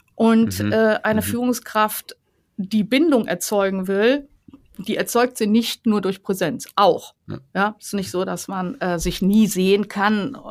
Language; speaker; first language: German; native; German